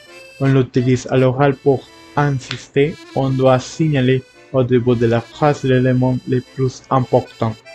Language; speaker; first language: French; non-native, learner; Spanish